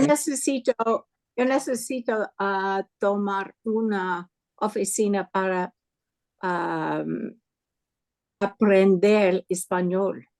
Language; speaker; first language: Spanish; non-native, learner; English